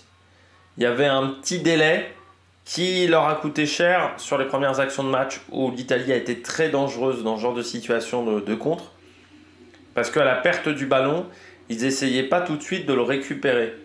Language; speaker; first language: French; native; French